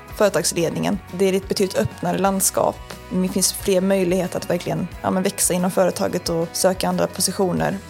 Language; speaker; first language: Swedish; non-native, fluent; Spanish